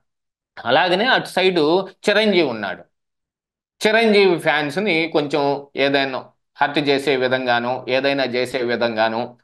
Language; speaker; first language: Telugu; native; Telugu